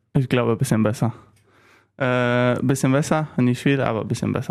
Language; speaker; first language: German; non-native, learner; Polish